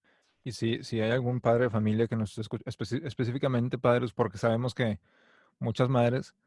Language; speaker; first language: Spanish; native; Spanish